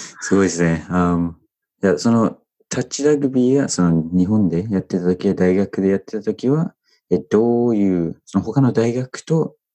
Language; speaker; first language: Japanese; non-native, fluent; English